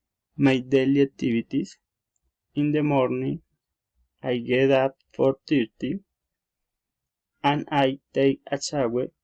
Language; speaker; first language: English; non-native, learner; Spanish